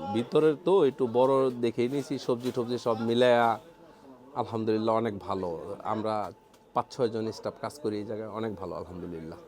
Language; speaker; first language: Bangla; native; Bangla